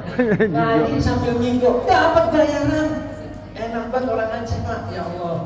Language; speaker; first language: Indonesian; non-native, local second language; Javanese